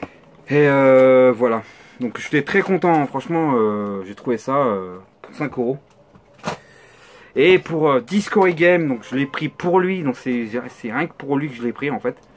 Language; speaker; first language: French; native; French